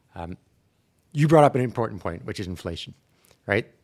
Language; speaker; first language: English; native; English